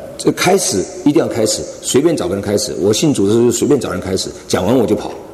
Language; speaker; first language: Chinese; non-native, local second language; Cantonese